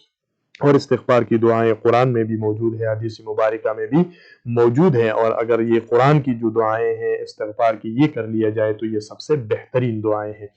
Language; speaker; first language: Urdu; native; Urdu